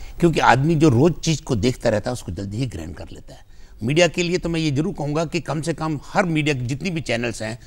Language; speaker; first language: Hindi; native; Hindi